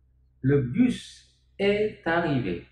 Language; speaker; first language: French; non-native, fluent; Indonesian